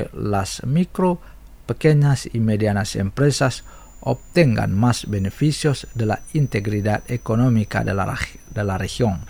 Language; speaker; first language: Spanish; non-native, fluent; Indonesian